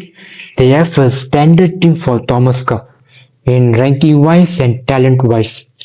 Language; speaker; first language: English; non-native, learner; Malay